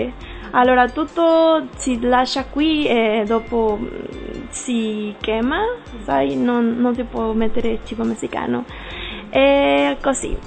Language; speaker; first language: Italian; non-native, learner; Spanish